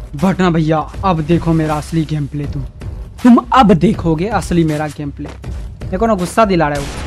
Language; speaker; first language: Hindi; native; Hindi